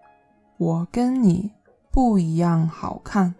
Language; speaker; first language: Chinese; non-native, learner; English